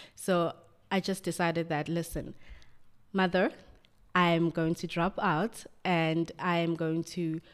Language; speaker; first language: English; non-native, local second language; Zulu